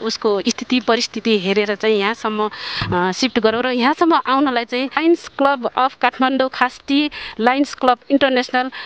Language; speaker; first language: Nepali; native; Nepali